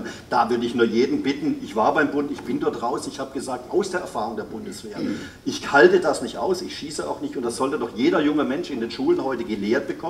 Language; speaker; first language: German; native; German